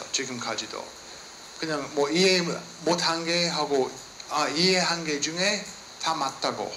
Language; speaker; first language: Korean; non-native, learner; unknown